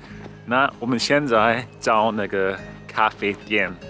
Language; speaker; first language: Chinese; non-native, learner; German